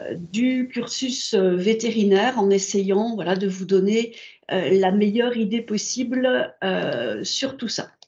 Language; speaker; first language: French; native; French